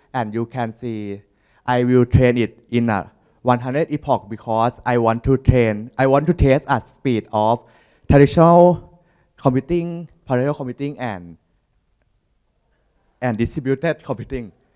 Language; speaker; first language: English; non-native, learner; Thai